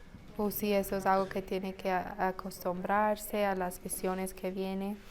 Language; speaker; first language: Spanish; non-native, fluent; English